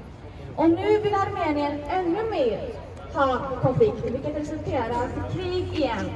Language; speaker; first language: Swedish; non-native, fluent; Azerbaijani